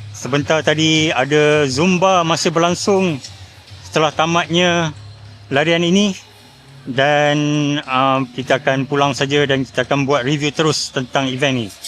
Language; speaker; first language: Malay; native; Malay